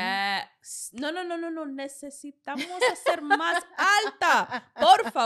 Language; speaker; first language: Spanish; non-native, learner; English